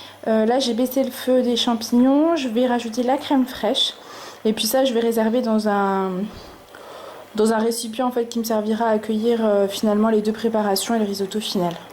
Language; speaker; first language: French; native; French